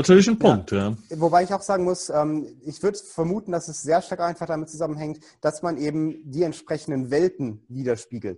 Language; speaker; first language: German; native; German